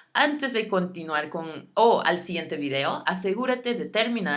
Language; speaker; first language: Spanish; early bilingual, heritage; Spanish